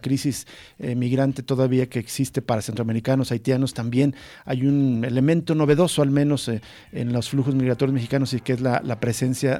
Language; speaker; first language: Spanish; native; Spanish